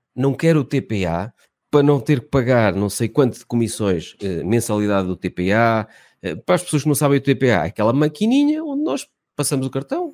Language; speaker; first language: Portuguese; native; Portuguese